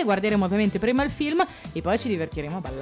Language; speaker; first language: Italian; native; Italian